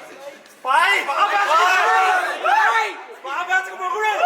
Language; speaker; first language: Telugu; non-native, learner; Hindi